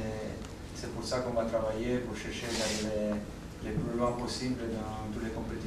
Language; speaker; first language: French; non-native, fluent; Italian